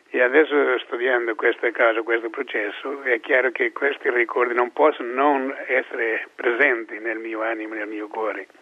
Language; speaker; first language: Italian; non-native, fluent; Portuguese